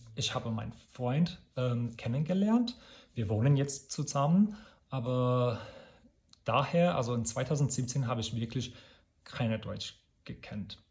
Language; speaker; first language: German; non-native, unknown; English